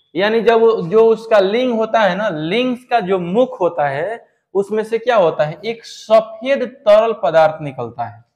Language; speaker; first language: Hindi; native; Hindi